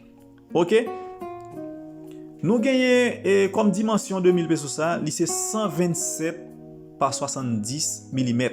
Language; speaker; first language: French; non-native, local second language; Haitian Creole